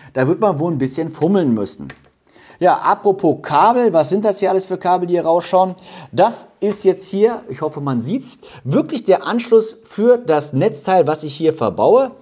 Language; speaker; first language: German; native; German